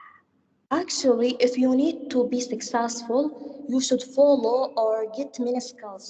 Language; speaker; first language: English; non-native, learner; Arabic